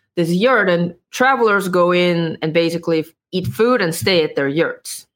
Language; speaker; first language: English; non-native, fluent; Korean